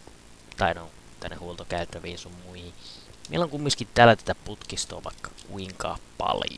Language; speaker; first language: Finnish; native; Finnish